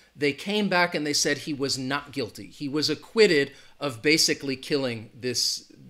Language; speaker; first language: English; native; English